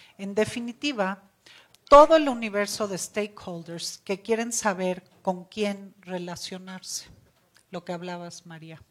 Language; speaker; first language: Spanish; native; Spanish